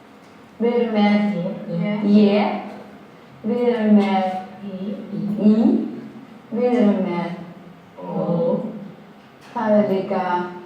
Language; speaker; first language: Icelandic; non-native, learner; Spanish